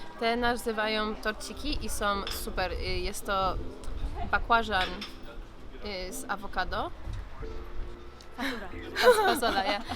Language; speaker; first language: Polish; early bilingual, heritage; English